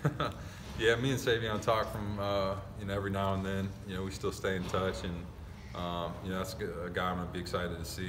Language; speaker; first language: English; native; English